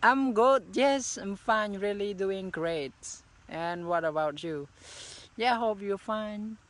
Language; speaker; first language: English; non-native, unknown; Khmer